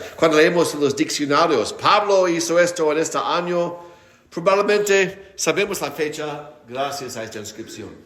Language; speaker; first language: Spanish; non-native, fluent; English